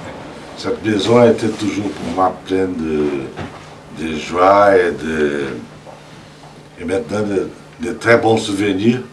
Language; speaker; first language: French; non-native, fluent; Portuguese